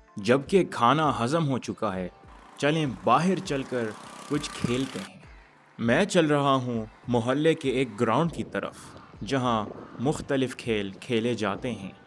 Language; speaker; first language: Urdu; early bilingual, heritage; Urdu